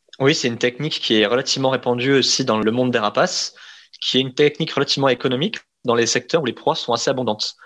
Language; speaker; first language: French; native; French